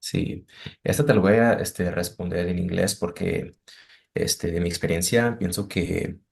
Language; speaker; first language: Spanish; early bilingual, heritage; Spanish